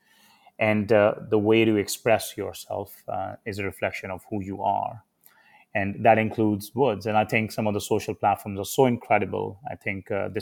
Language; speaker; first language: English; non-native, local second language; Hindi